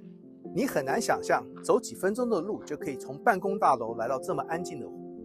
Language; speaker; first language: Chinese; native; Chinese